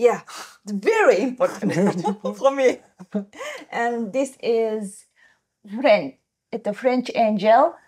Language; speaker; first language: English; non-native, learner; Japanese